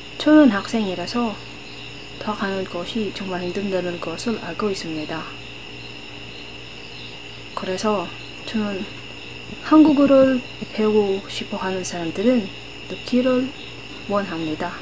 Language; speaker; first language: Korean; non-native, learner; Filipino